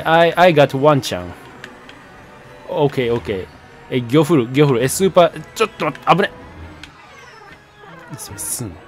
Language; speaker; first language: English; non-native, learner; Japanese